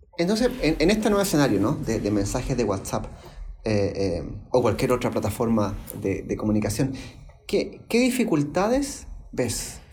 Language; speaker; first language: Spanish; native; Spanish